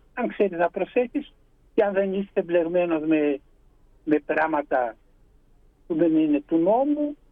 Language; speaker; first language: Greek; early bilingual, heritage; Greek